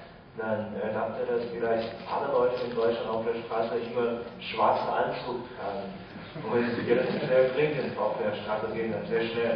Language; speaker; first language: German; non-native, fluent; Chinese